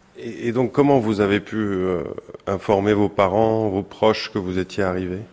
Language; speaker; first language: French; native; French